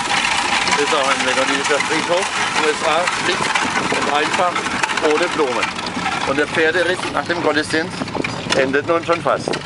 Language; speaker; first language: German; native; German